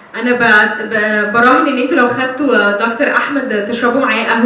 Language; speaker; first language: Arabic; native; Arabic